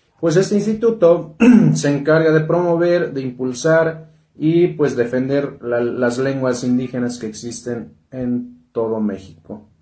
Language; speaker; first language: Spanish; non-native, local second language; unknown